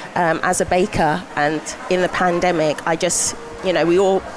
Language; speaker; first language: English; native; English